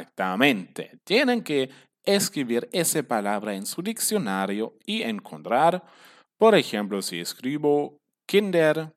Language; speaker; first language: Spanish; non-native, fluent; German